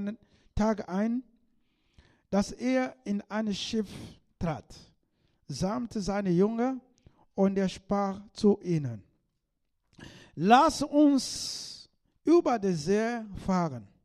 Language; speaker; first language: German; non-native, learner; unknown